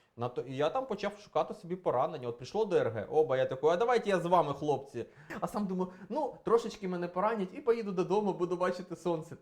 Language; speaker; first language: Ukrainian; non-native, local second language; Russian